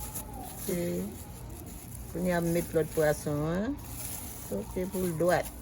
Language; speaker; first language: French; non-native, learner; Haitian Creole